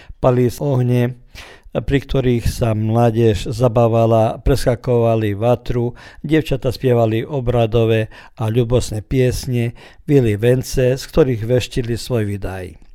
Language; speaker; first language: Slovak; early bilingual, heritage; Croatian